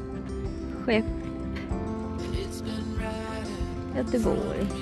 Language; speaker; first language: Swedish; non-native, learner; Japanese